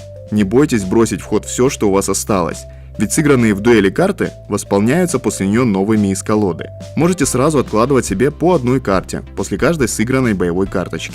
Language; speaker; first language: Russian; native; Russian